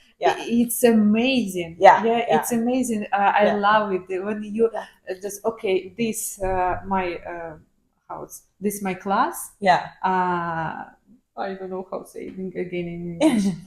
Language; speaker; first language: English; non-native, learner; Ukrainian